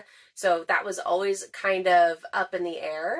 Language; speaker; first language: English; native; English